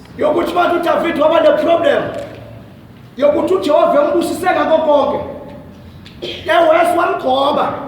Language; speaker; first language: Zulu; native; Zulu